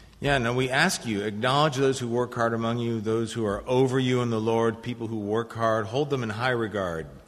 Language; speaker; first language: English; native; English